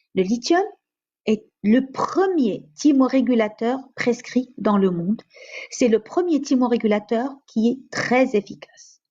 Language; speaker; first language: French; non-native, local second language; Arabic